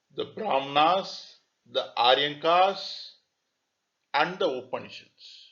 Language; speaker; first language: English; non-native, local second language; Tamil